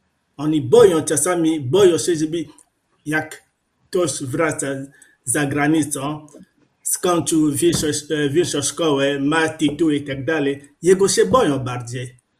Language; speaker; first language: Polish; non-native, fluent; Lingala